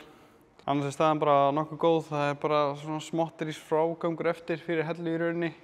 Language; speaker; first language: Icelandic; native; Icelandic